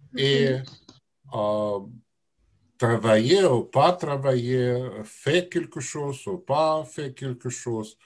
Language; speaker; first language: French; non-native, learner; Russian